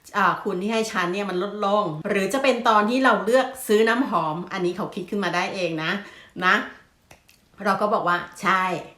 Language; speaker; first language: Thai; native; Thai